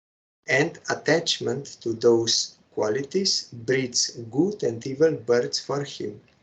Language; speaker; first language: English; non-native, fluent; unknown